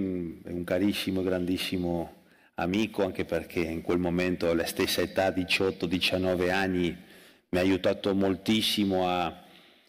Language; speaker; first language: Italian; non-native, fluent; Spanish